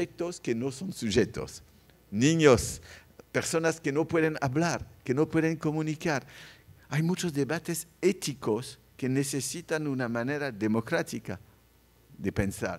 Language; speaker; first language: Spanish; non-native, fluent; French